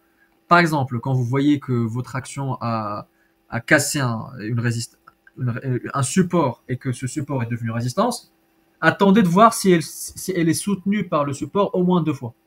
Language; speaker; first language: French; native; French